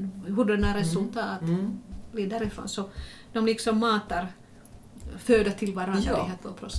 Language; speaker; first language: Swedish; non-native, local second language; Finnish